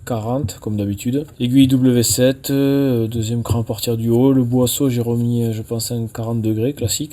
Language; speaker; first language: French; native; French